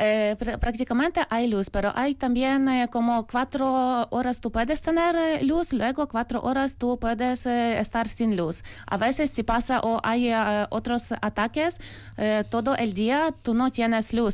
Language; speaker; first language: Spanish; non-native, learner; Ukrainian